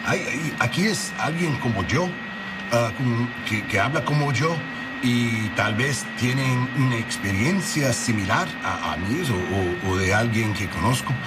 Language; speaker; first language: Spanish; non-native, learner; English